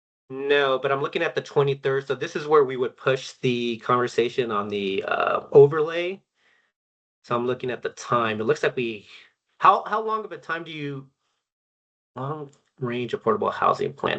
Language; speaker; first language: English; native; English